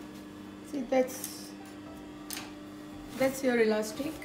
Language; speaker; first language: English; non-native, fluent; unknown